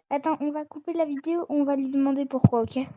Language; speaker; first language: French; native; French